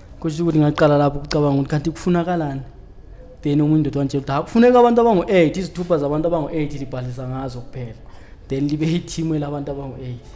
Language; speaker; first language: Zulu; native; Zulu